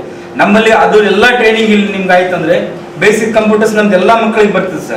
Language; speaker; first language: Kannada; native; Kannada